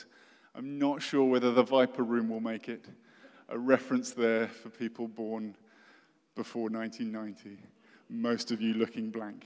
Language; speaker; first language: English; native; English